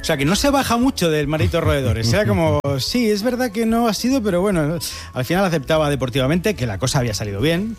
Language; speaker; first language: Spanish; native; Spanish